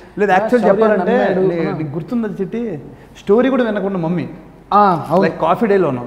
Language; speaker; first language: Telugu; native; Telugu